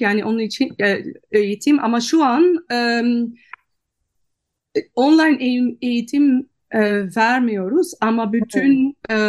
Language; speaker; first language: Turkish; non-native, fluent; Dutch